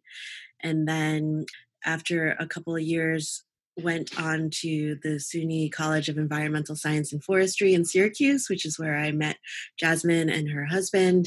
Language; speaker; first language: English; native; English